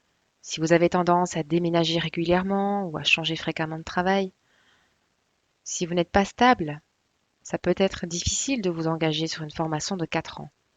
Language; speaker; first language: French; native; French